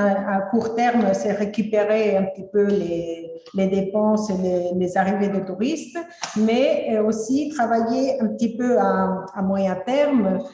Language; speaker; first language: French; non-native, fluent; Spanish